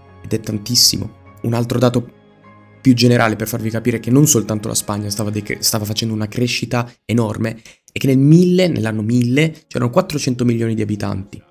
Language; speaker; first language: Italian; native; Italian